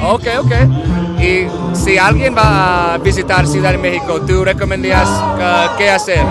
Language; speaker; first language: Spanish; non-native, learner; English